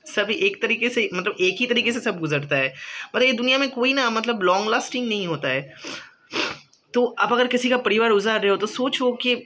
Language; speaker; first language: Hindi; non-native, local second language; Bangla